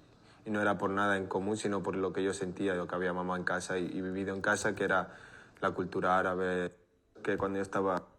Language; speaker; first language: Spanish; early bilingual, other home language; Arabic